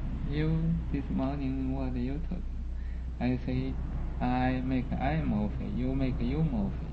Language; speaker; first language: English; non-native, learner; Chinese